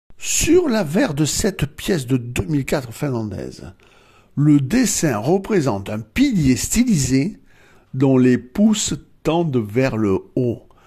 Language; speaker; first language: French; native; French